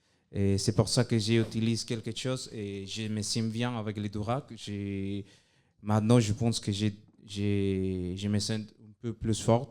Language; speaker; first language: French; non-native, fluent; Spanish